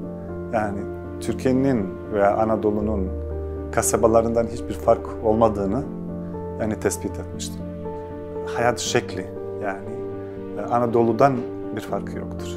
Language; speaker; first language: Turkish; non-native, fluent; Bosnian